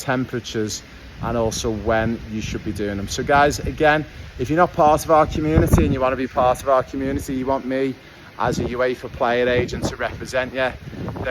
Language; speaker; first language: English; native; English